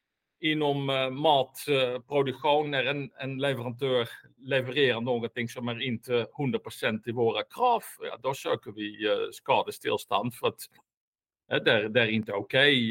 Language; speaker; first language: Swedish; non-native, fluent; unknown